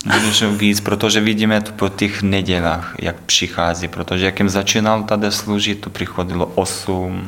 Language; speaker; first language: Czech; non-native, learner; Ukrainian